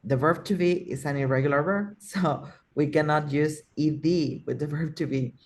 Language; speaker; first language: English; non-native, fluent; Spanish